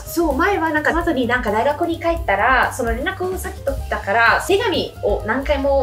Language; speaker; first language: Japanese; non-native, fluent; Italian